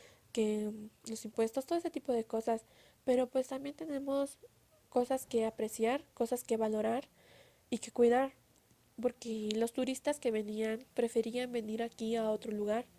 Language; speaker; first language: Spanish; native; Spanish